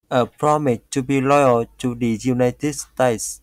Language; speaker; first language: English; non-native, fluent; Vietnamese